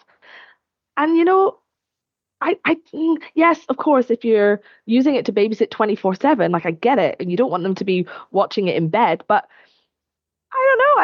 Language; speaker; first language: English; native; English